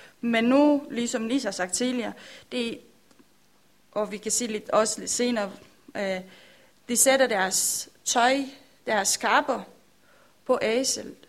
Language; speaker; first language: Danish; non-native, learner; Romanian